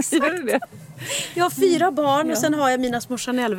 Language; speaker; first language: Swedish; native; Swedish